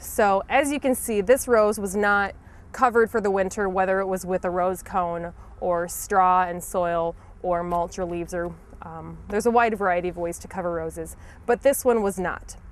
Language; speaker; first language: English; native; English